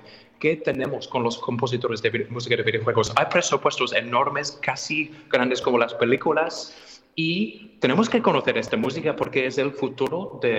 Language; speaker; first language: Spanish; non-native, fluent; English